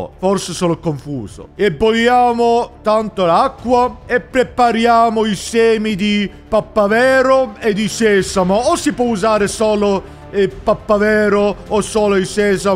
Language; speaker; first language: Italian; non-native, learner; English